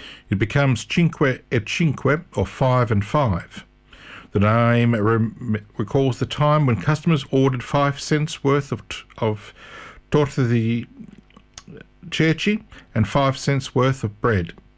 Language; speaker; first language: English; early bilingual, other home language; Italian